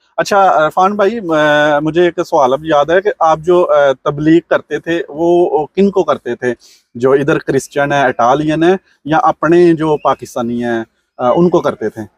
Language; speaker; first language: Urdu; non-native, local second language; Punjabi